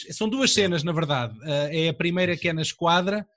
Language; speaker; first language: Portuguese; native; Portuguese